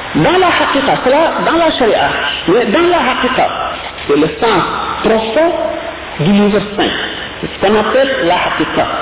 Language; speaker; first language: French; non-native, local second language; Wolof